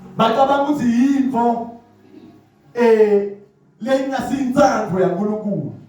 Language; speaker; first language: Zulu; non-native, local second language; Swati